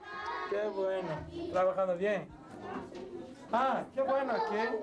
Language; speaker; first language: Spanish; non-native, learner; Korean